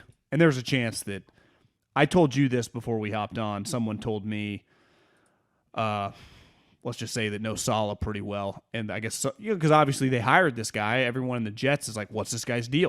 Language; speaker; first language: English; native; English